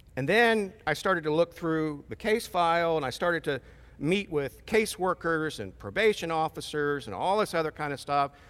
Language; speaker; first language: English; native; English